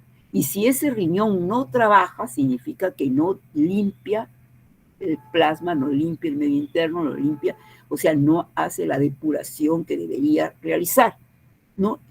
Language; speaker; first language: Spanish; native; Spanish